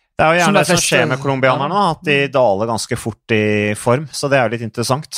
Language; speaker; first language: Norwegian; native; Norwegian